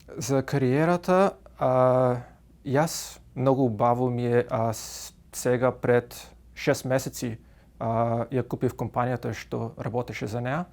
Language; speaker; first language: Macedonian; native; Macedonian